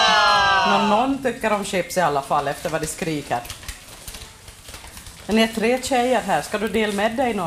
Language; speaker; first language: Swedish; native; Swedish